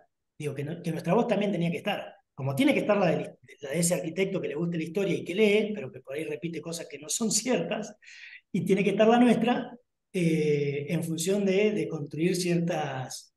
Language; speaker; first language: Spanish; native; Spanish